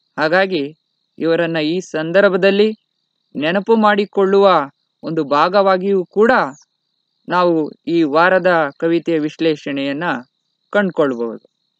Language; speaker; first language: Kannada; native; Kannada